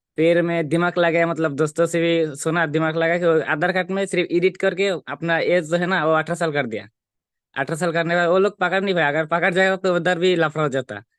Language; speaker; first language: Hindi; non-native, local second language; Bangla